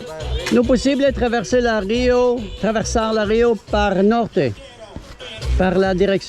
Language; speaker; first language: Spanish; non-native, learner; French